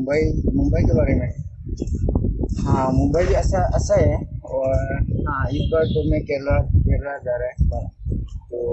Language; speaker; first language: Hindi; non-native, local second language; Manipuri